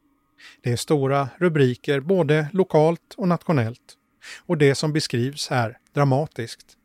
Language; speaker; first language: Swedish; native; Swedish